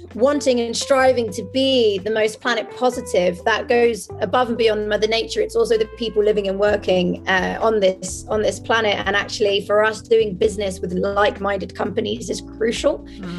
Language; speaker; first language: English; early bilingual, other home language; French